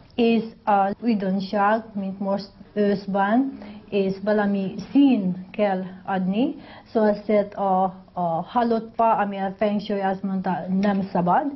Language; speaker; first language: Hungarian; non-native, learner; Filipino